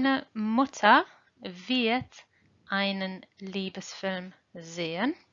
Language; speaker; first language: German; non-native, fluent; English